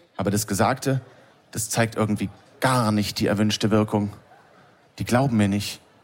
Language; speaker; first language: German; native; German